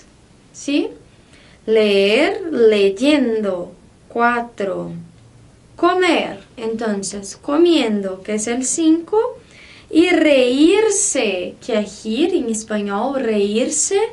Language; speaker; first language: Spanish; non-native, fluent; Portuguese